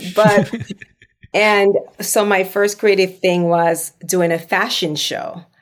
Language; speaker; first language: English; non-native, local second language; Jamaican Creole English